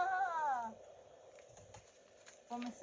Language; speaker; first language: English; non-native, learner; Filipino